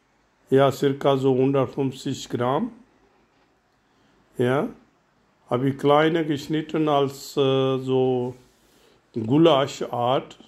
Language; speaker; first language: German; non-native, learner; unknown